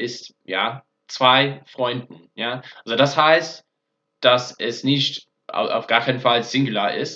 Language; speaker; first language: German; non-native, fluent; English